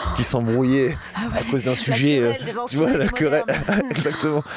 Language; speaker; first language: French; native; French